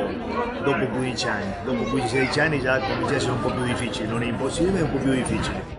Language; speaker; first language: Italian; non-native, fluent; Spanish